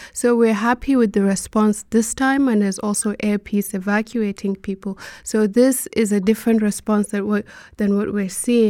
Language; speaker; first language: English; non-native, local second language; Hausa